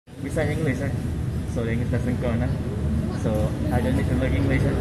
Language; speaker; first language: English; non-native, learner; Indonesian